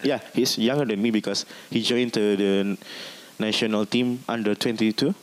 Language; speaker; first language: English; non-native, learner; Indonesian